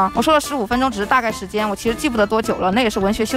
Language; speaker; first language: Chinese; native; Chinese